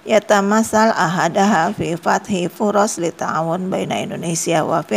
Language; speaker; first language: Arabic; non-native, learner; Indonesian